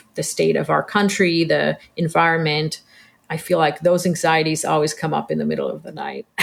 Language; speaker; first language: English; early bilingual, other home language; Hebrew